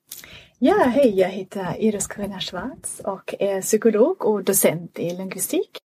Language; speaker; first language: Swedish; non-native, fluent; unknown